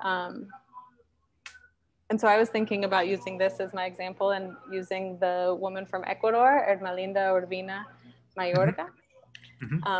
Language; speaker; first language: English; native; English